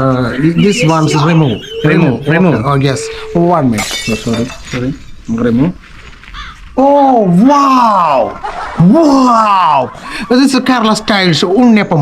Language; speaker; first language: English; non-native, learner; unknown